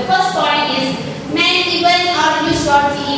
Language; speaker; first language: English; non-native, learner; Indonesian